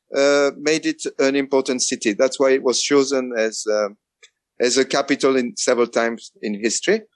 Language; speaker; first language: English; non-native, fluent; French